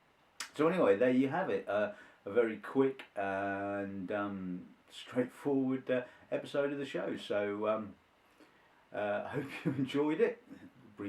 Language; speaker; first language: English; native; English